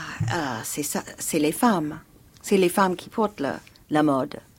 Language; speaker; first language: French; non-native, fluent; English